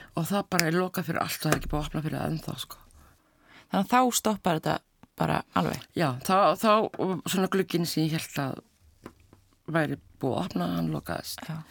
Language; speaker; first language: Icelandic; native; Icelandic